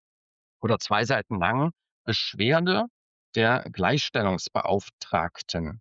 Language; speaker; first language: German; native; German